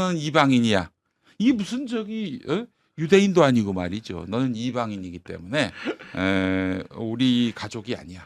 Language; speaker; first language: Korean; native; Korean